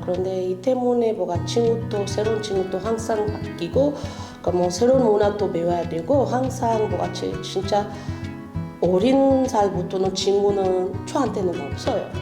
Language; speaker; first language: Korean; non-native, learner; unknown